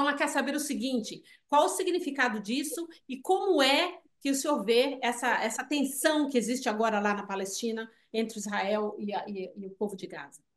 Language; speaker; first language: Portuguese; early bilingual, heritage; Portuguese